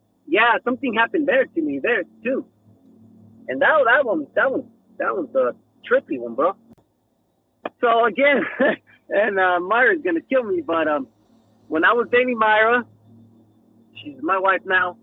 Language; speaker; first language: English; early bilingual, other home language; Spanish